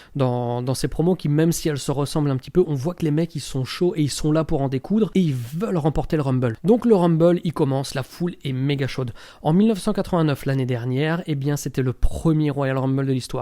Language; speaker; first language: French; native; French